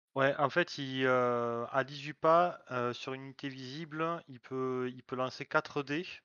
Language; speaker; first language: French; native; French